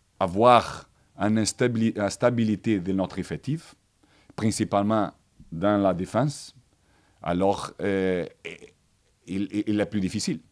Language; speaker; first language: French; non-native, learner; Portuguese